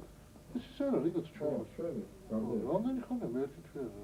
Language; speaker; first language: Russian; non-native, local second language; Georgian